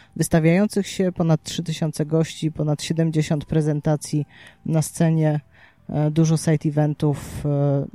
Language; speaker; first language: Polish; native; Polish